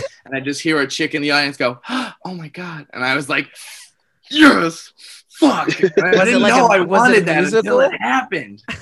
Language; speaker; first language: English; native; English